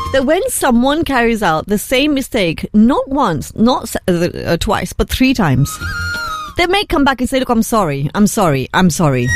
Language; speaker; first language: English; early bilingual, other home language; Hindi